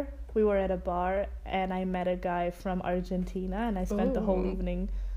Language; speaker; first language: English; non-native, fluent; German